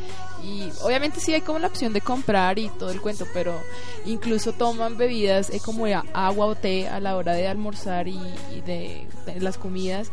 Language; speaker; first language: Spanish; native; Spanish